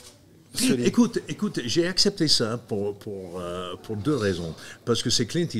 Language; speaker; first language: French; non-native, fluent; English